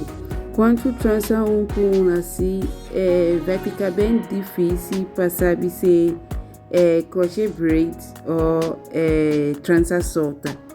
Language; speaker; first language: Portuguese; non-native, learner; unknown